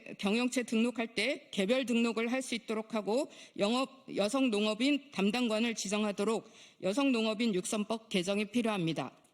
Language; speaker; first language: Korean; native; Korean